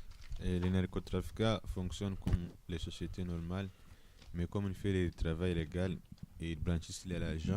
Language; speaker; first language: French; non-native, learner; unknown